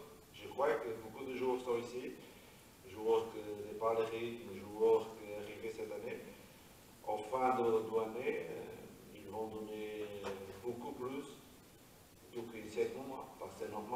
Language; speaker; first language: French; non-native, learner; Portuguese